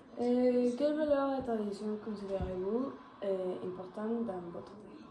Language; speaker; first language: French; non-native, learner; Spanish